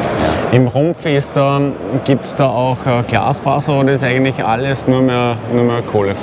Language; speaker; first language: German; native; German